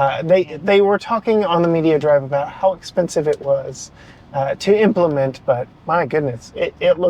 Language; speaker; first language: English; native; English